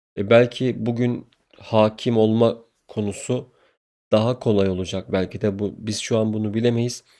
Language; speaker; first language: Turkish; native; Turkish